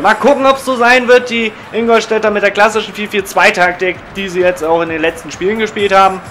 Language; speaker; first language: German; native; German